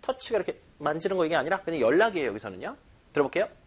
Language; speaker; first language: Korean; native; Korean